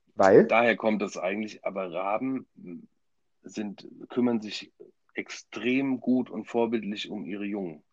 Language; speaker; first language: German; native; German